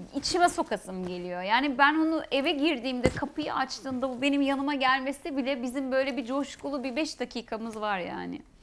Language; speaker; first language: Turkish; early bilingual, heritage; Turkish